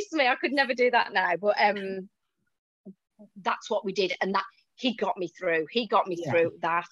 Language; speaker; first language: English; native; English